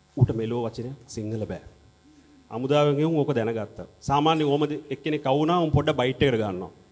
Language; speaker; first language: Sinhala; non-native, local second language; Tamil